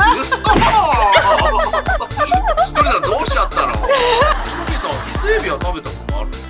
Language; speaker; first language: Japanese; native; Japanese